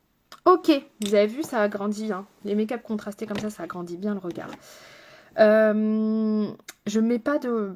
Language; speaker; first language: French; native; French